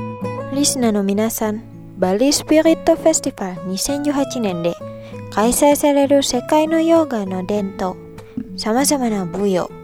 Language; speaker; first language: Japanese; non-native, fluent; Indonesian